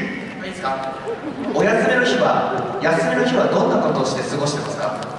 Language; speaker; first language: Japanese; native; Japanese